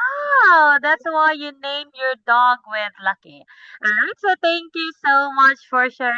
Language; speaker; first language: English; non-native, local second language; Cebuano